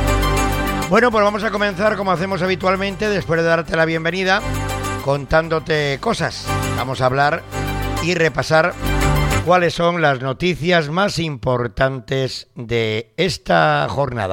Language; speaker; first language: Spanish; native; Spanish